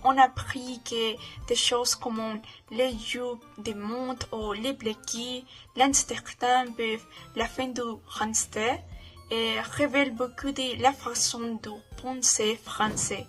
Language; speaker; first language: French; non-native, learner; Spanish